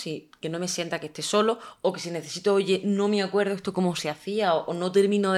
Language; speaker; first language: Spanish; native; Spanish